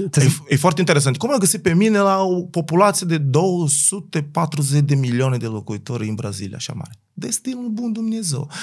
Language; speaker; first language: Romanian; non-native, fluent; Portuguese